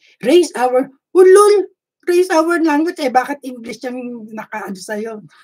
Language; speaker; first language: Filipino; native; Filipino